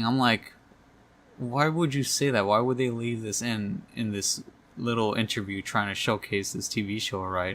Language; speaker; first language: English; native; English